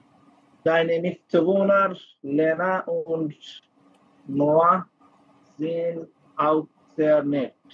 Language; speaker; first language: German; non-native, learner; Bangla